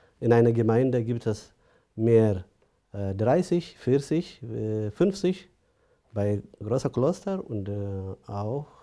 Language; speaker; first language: German; non-native, learner; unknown